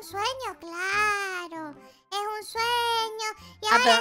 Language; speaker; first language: Spanish; native; Spanish